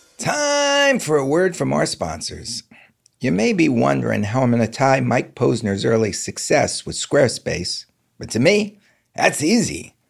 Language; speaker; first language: English; native; English